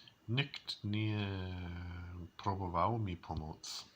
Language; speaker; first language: Polish; non-native, learner; English